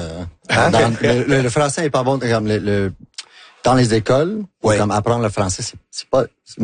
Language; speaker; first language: French; non-native, local second language; English